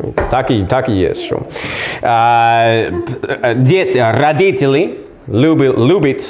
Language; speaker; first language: Russian; non-native, learner; English